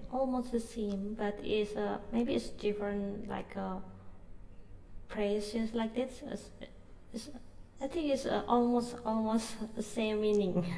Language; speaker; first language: English; non-native, learner; Indonesian